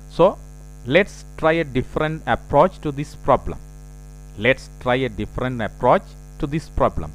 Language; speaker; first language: English; non-native, local second language; Tamil